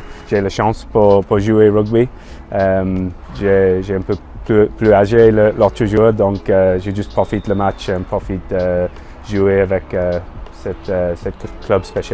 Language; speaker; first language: French; non-native, learner; English